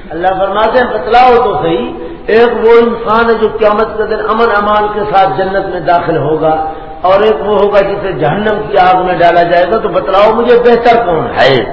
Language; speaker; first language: Urdu; non-native, local second language; Punjabi